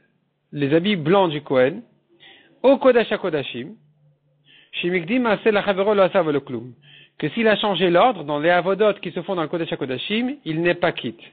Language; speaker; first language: French; native; French